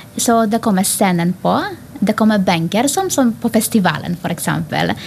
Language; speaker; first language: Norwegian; non-native, fluent; Filipino